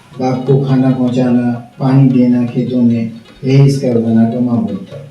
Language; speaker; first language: Urdu; native; Urdu